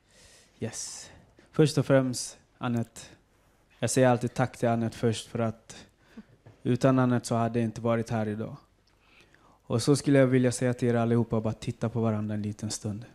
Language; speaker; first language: Swedish; non-native, fluent; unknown